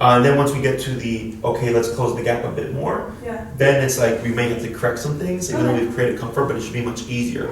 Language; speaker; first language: English; native; English